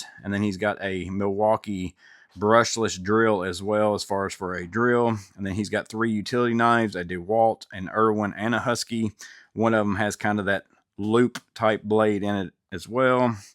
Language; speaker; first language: English; native; English